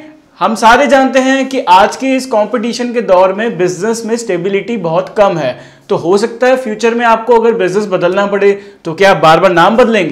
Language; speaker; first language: Hindi; native; Hindi